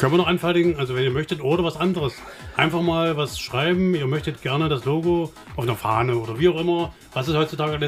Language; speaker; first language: German; native; German